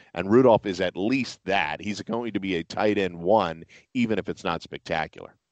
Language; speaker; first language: English; native; English